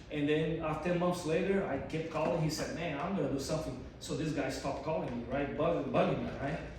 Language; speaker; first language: English; non-native, fluent; Portuguese